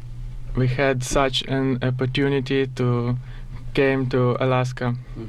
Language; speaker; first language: English; non-native, learner; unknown